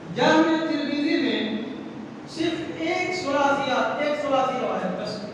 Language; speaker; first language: Urdu; native; Urdu